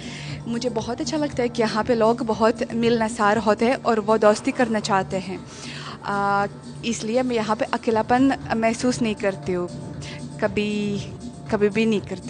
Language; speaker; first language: Hindi; non-native, fluent; Russian